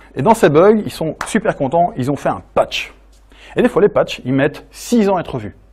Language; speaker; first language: French; native; French